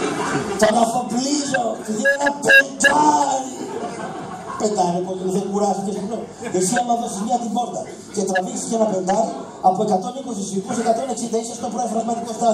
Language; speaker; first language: Greek; native; Greek